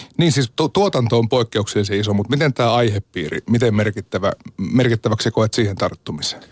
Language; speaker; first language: Finnish; native; Finnish